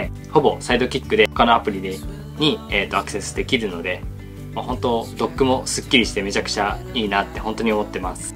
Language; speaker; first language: Japanese; native; Japanese